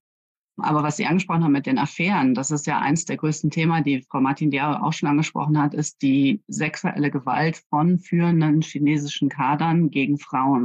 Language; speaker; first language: German; native; German